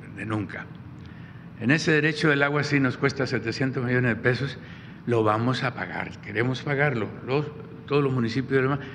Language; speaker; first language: Spanish; native; Spanish